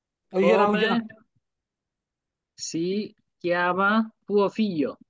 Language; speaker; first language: Italian; non-native, fluent; Bangla